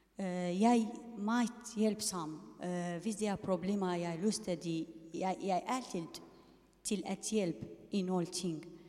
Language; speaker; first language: Danish; non-native, learner; Arabic